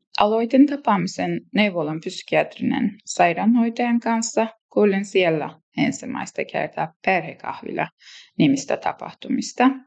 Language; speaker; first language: Finnish; non-native, learner; Turkish